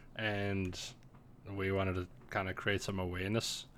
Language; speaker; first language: English; native; English